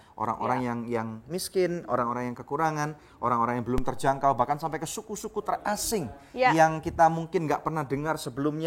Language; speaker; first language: Indonesian; native; Indonesian